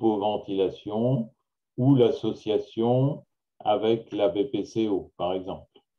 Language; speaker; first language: French; native; French